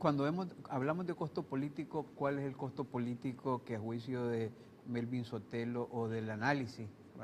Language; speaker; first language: Spanish; native; Spanish